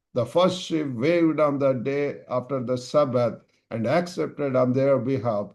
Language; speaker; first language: English; non-native, local second language; Telugu